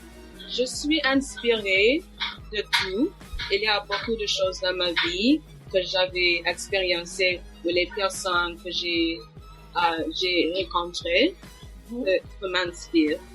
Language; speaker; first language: French; non-native, local second language; English